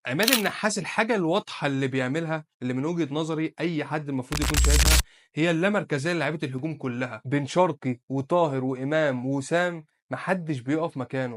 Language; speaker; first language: Arabic; native; Arabic